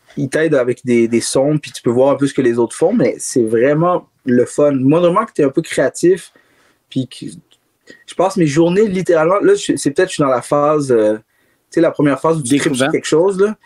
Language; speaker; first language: French; native; French